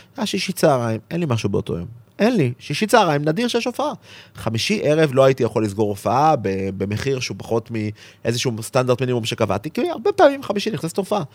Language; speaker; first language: Hebrew; native; Hebrew